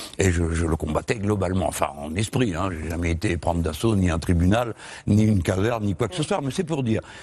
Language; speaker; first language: French; native; French